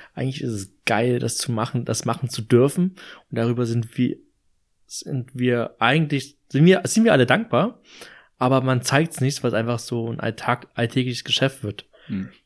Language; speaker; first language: German; native; German